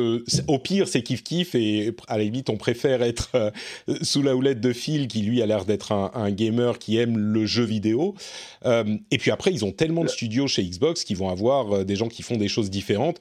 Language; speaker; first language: French; native; French